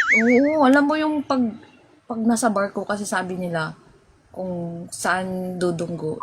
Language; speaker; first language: Filipino; non-native, local second language; Cebuano